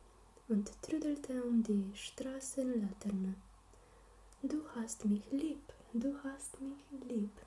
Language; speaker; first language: German; non-native, learner; Slovenian